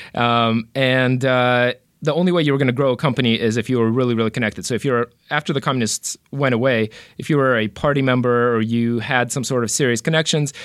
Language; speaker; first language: English; early bilingual, other home language; Romanian